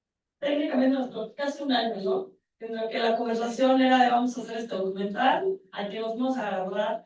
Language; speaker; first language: Spanish; native; Spanish